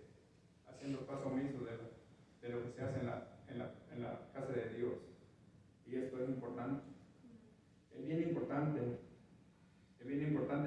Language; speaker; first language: Spanish; native; Spanish